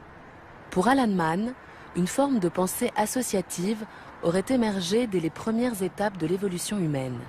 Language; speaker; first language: French; native; French